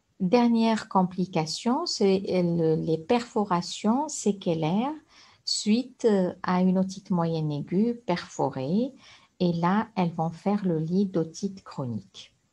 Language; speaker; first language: French; non-native, local second language; Arabic